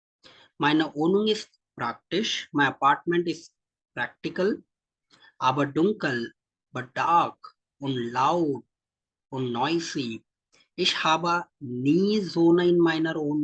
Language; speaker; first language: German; non-native, fluent; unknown